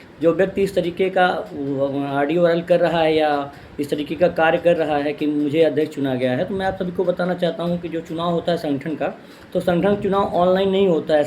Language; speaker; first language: Hindi; native; Hindi